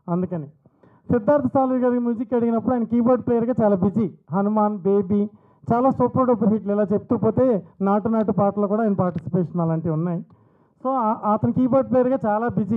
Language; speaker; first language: Telugu; native; Telugu